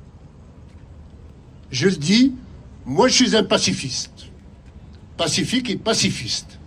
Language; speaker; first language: French; non-native, local second language; Kabyle